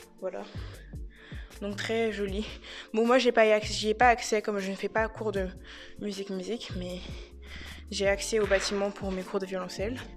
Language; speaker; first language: French; native; French